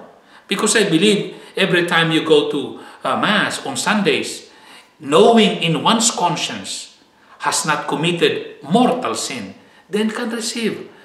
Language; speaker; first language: English; non-native, fluent; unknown